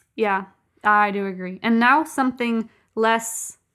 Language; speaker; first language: English; non-native, fluent; Polish